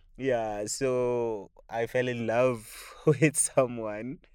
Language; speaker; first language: English; non-native, local second language; Shona